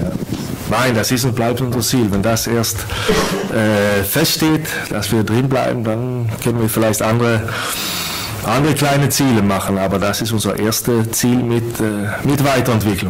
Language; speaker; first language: German; non-native, fluent; Swedish